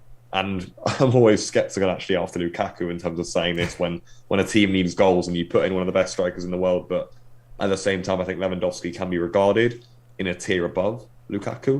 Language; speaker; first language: English; native; English